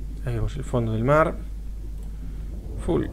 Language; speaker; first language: Spanish; native; Spanish